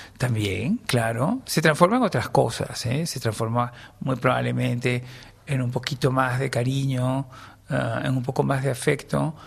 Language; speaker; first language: Spanish; native; Spanish